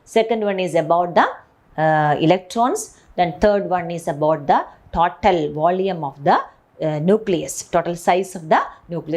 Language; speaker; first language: English; non-native, local second language; Malayalam